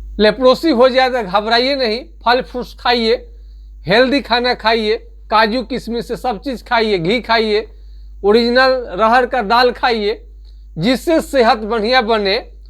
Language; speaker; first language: Hindi; native; Hindi